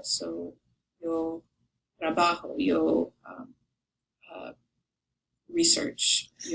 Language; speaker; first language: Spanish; non-native, learner; English